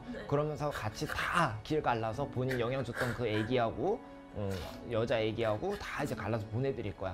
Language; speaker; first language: Korean; native; Korean